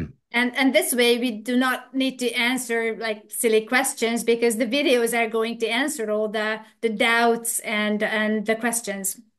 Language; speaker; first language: English; non-native, fluent; Hungarian